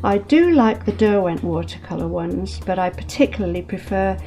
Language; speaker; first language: English; native; English